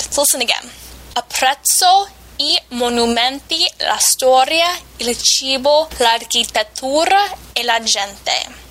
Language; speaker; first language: Italian; non-native, fluent; English